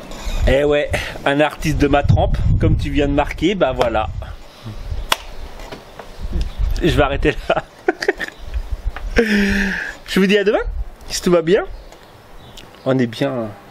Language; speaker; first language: French; native; French